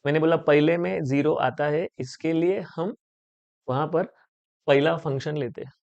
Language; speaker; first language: Hindi; non-native, local second language; Marathi